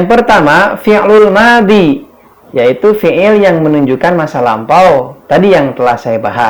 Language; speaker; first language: Indonesian; native; Indonesian